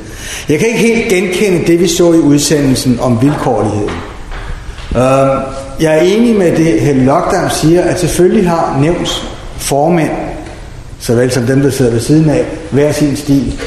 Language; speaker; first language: Danish; native; Danish